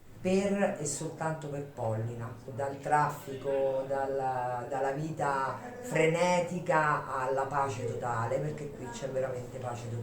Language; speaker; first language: Italian; native; Italian